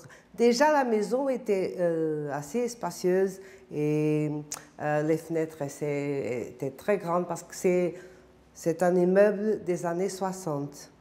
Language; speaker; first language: French; non-native, fluent; Portuguese